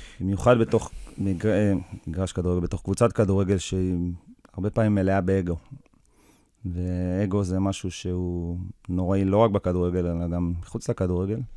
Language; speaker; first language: Hebrew; early bilingual, other home language; English